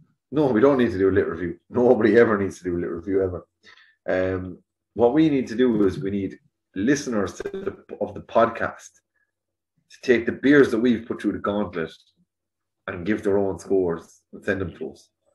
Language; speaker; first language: English; native; English